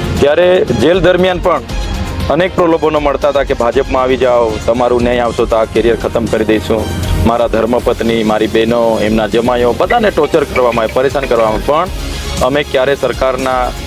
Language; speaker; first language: Gujarati; non-native, local second language; Vasavi